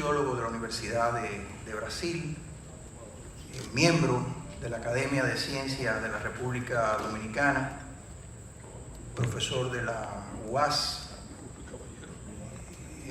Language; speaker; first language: Spanish; native; Spanish